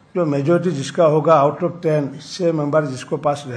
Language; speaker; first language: Hindi; non-native, local second language; Assamese